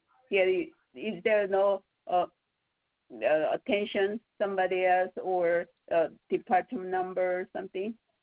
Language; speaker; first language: English; non-native, learner; Korean